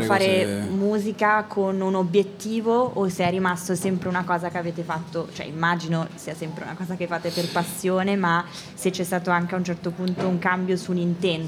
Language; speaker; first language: Italian; native; Italian